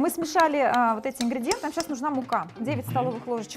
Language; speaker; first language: Russian; native; Russian